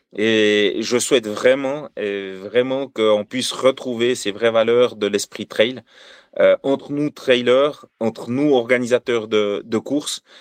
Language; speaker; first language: French; native; French